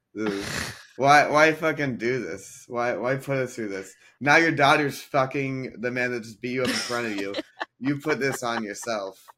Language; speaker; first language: English; native; English